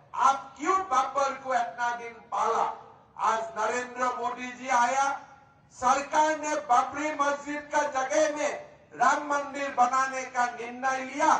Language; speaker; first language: Hindi; non-native, local second language; Assamese